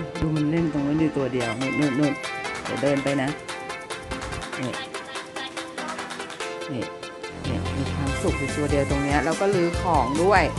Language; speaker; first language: Thai; native; Thai